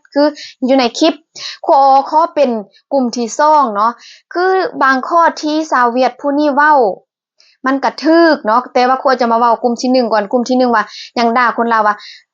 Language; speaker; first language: Thai; native; Thai